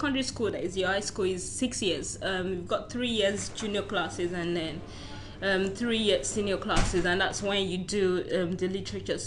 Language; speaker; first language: English; non-native, local second language; Yoruba